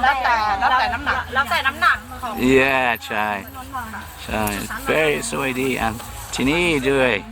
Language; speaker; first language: Thai; non-native, learner; English